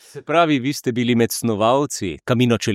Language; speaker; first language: Slovenian; native; Slovenian